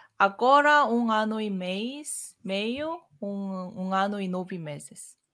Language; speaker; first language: Portuguese; non-native, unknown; Korean